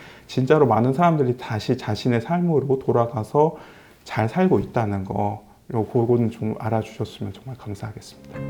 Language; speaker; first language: Korean; native; Korean